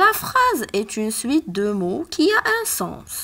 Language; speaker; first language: French; non-native, local second language; Arabic